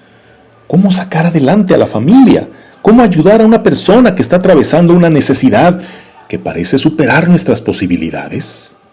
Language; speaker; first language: Spanish; native; Spanish